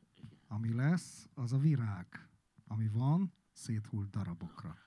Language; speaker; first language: Hungarian; native; Hungarian